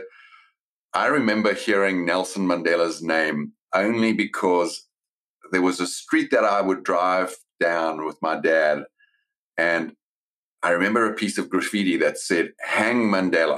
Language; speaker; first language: English; native; English